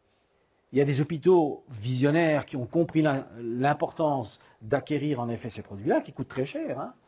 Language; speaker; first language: French; native; French